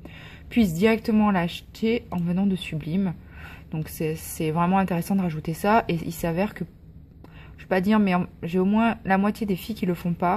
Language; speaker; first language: French; native; French